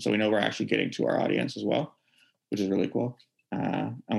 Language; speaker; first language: English; native; English